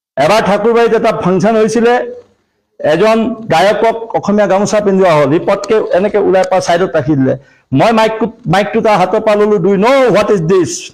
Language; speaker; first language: Assamese; non-native, local second language; Marwari